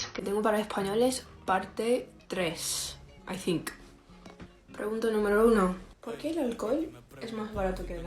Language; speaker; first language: Spanish; non-native, fluent; English